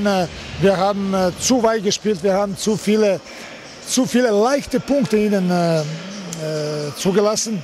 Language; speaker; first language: German; non-native, fluent; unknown